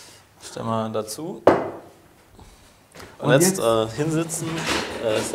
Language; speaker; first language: German; native; German